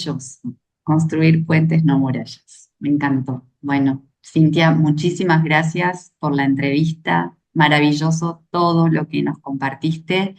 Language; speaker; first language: Spanish; native; Spanish